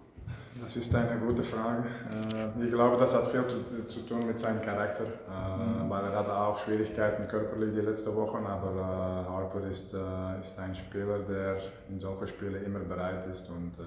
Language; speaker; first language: German; non-native, fluent; Dutch